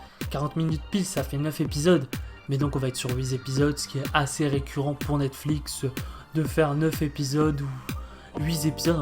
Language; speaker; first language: French; native; French